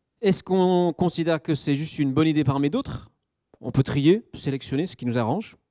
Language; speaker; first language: French; native; French